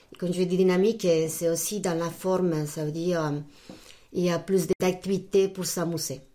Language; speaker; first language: French; non-native, fluent; Spanish